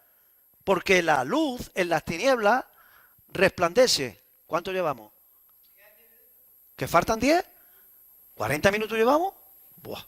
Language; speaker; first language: Spanish; native; Spanish